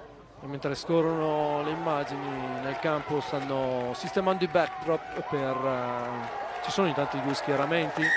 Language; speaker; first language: Italian; native; Italian